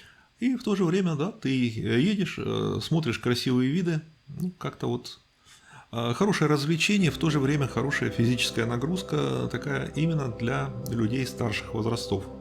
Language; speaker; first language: Russian; native; Russian